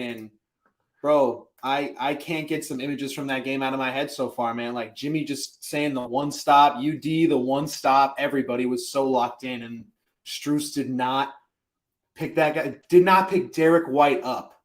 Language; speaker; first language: English; native; English